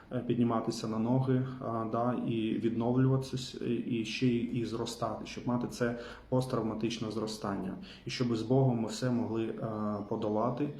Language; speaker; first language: Ukrainian; non-native, local second language; Russian